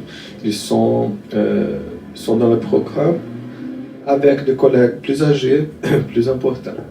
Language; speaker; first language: French; non-native, fluent; Portuguese